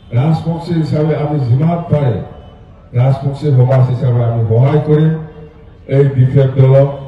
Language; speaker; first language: Assamese; non-native, local second language; Rangpuri